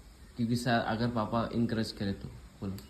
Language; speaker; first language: Hindi; native; Hindi